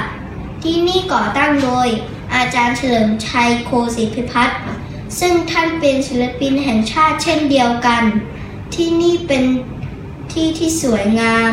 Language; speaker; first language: Thai; early bilingual, heritage; Thai